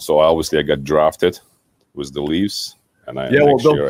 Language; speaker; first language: English; non-native, fluent; Kazakh